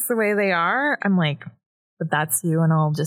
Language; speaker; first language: English; native; English